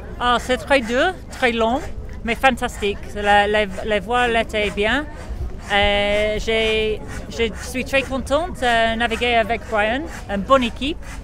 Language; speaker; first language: French; non-native, learner; English